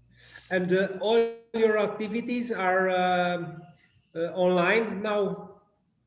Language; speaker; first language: English; non-native, learner; Romanian